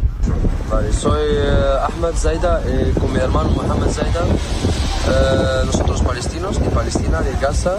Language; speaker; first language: Spanish; non-native, learner; Arabic